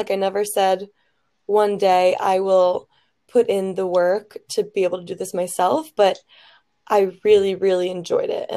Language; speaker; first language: English; native; English